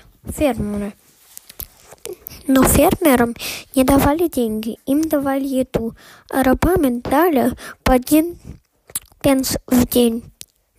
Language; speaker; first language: Russian; early bilingual, heritage; Russian